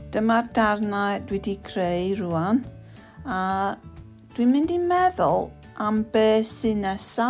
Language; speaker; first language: Welsh; non-native, local second language; English